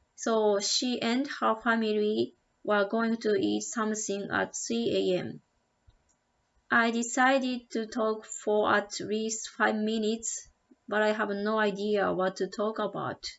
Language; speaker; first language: English; non-native, learner; Japanese